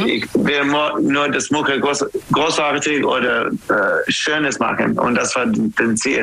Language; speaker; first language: German; non-native, learner; English